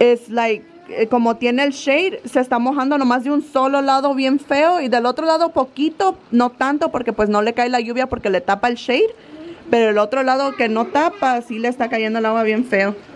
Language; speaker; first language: Spanish; early bilingual, heritage; Spanish